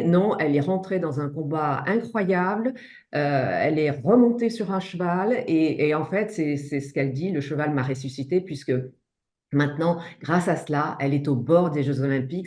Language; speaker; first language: French; native; French